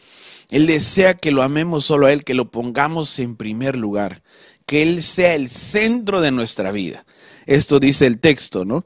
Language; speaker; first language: Spanish; native; Spanish